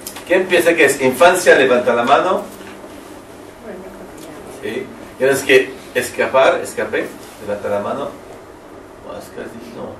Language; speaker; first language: Spanish; non-native, learner; French